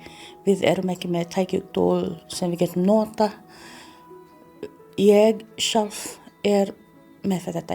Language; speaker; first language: Icelandic; non-native, fluent; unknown